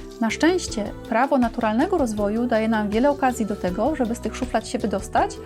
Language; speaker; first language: Polish; native; Polish